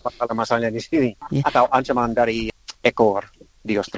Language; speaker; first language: Indonesian; non-native, learner; English